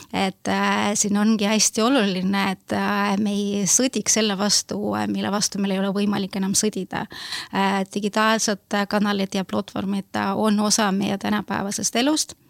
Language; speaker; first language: Estonian; non-native, local second language; Russian